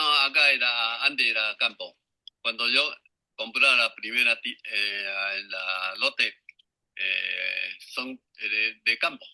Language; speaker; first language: Spanish; non-native, learner; Chinese